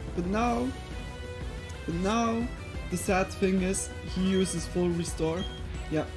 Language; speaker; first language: English; non-native, fluent; Swiss German